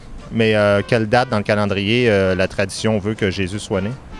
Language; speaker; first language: French; native; French